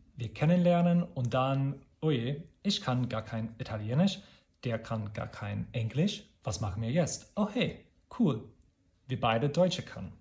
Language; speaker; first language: German; non-native, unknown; English